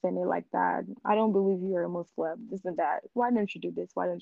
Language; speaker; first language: English; non-native, local second language; Yoruba